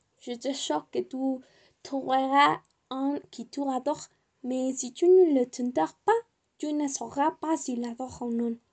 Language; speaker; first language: French; non-native, learner; Spanish